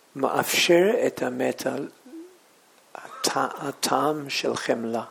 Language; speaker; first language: Hebrew; non-native, fluent; English